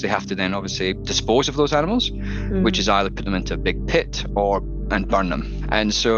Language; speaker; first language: English; native; English